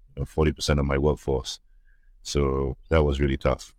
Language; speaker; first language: English; early bilingual, other home language; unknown